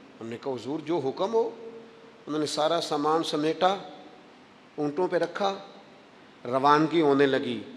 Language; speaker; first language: Urdu; non-native, local second language; Punjabi